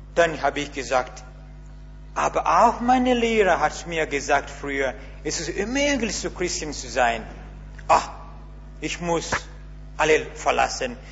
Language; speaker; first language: German; non-native, learner; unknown